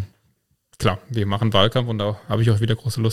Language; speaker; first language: German; native; German